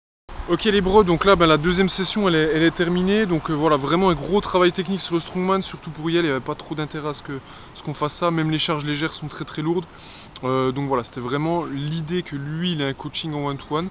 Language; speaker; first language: French; native; French